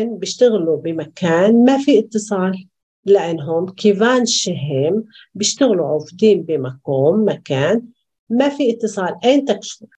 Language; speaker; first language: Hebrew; non-native, local second language; Arabic